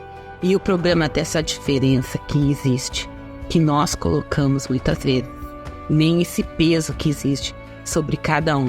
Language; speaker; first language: Portuguese; native; Portuguese